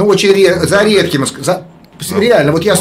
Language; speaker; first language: Russian; native; Russian